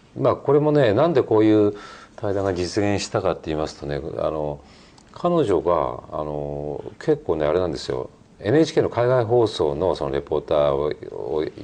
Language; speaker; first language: Japanese; native; Japanese